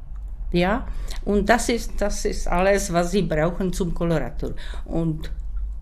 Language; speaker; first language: German; non-native, learner; Czech